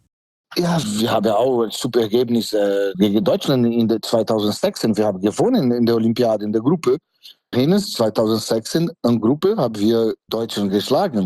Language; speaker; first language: German; non-native, fluent; Portuguese